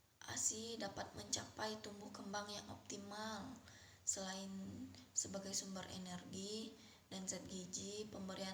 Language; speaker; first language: Indonesian; native; Indonesian